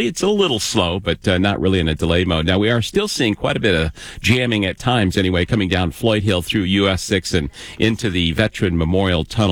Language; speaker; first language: English; native; English